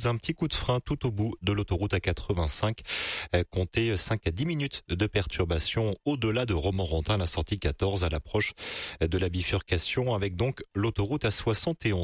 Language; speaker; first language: French; native; French